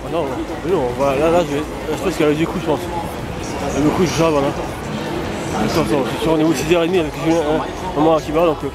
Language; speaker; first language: French; native; French